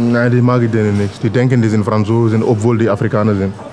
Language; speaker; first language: German; non-native, learner; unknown